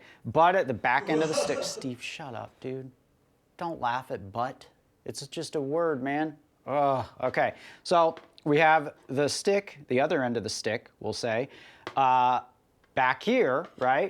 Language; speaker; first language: English; native; English